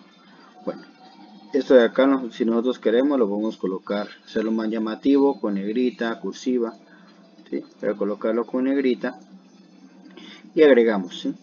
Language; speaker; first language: Spanish; native; Spanish